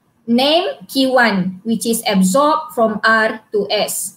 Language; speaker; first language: English; non-native, local second language; Malay